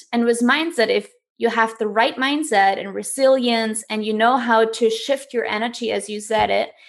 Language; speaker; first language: English; non-native, fluent; German